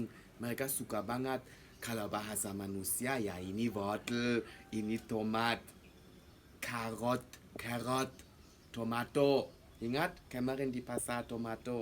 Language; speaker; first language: Indonesian; non-native, fluent; German